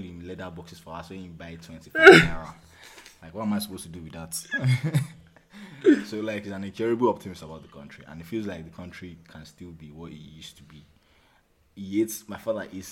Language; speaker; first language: English; non-native, local second language; Yoruba